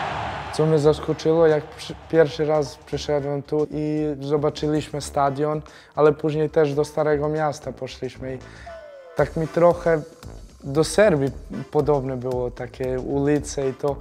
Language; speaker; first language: Polish; non-native, fluent; Serbian